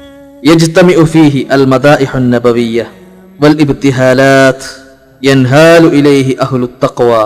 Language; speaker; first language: Arabic; non-native, fluent; Malayalam